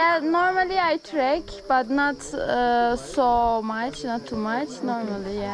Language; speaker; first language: English; non-native, learner; Turkish